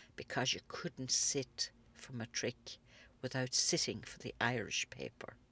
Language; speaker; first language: English; native; English